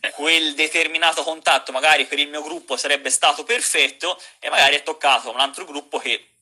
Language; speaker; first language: Italian; native; Italian